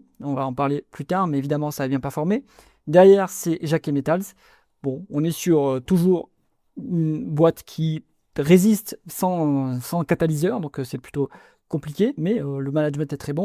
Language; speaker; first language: French; native; French